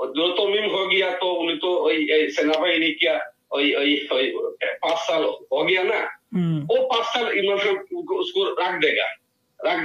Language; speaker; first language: Hindi; non-native, learner; Bangla